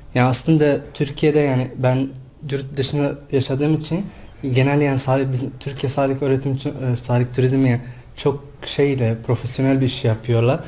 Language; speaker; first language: Turkish; non-native, learner; Arabic